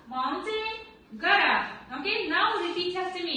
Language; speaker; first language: English; non-native, learner; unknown